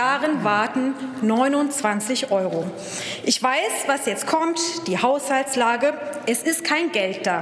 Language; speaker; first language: German; early bilingual, other home language; Turkish